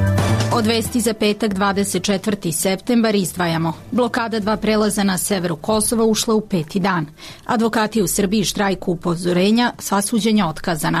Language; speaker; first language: Serbian; native; Serbian